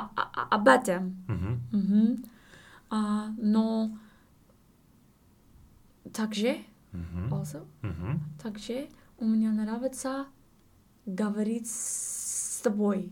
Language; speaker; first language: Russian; non-native, learner; English